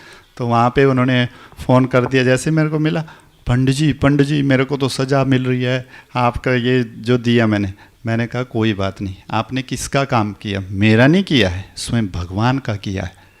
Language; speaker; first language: Hindi; native; Hindi